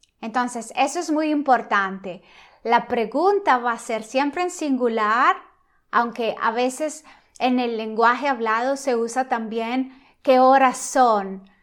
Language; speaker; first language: Spanish; non-native, fluent; Italian